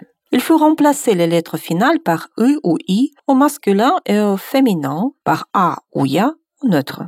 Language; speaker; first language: French; non-native, fluent; Russian